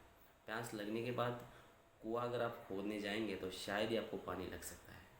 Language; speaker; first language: Hindi; non-native, local second language; Marathi